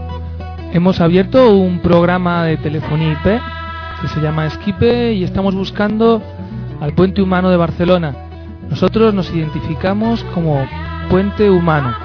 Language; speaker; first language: Spanish; native; Spanish